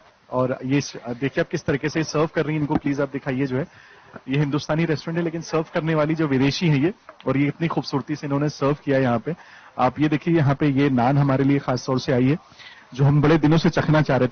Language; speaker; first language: Hindi; native; Hindi